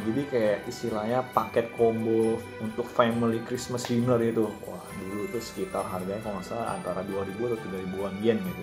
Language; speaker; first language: Indonesian; native; Indonesian